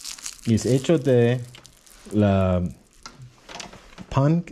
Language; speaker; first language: Spanish; non-native, learner; English